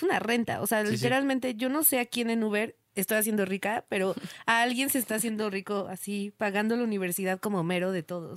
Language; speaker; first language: Spanish; native; Spanish